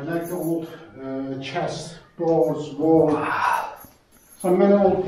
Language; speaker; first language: English; non-native, learner; Turkish